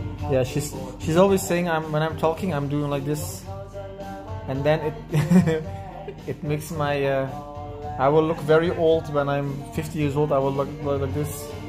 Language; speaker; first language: English; non-native, fluent; Dutch